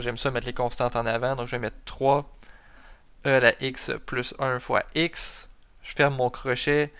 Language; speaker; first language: French; native; French